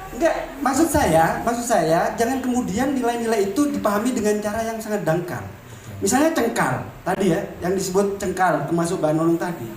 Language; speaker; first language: Indonesian; non-native, local second language; Madurese